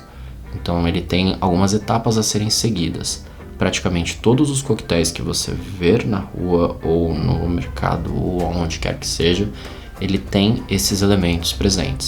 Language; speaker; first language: Portuguese; native; Portuguese